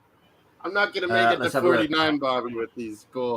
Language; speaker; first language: English; native; English